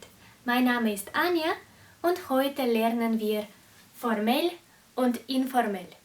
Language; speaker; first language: German; non-native, fluent; Russian